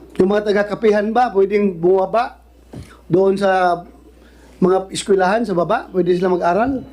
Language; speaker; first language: Filipino; non-native, local second language; Cebuano